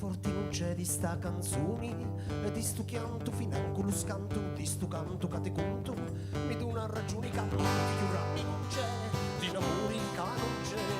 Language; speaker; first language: Italian; native; Italian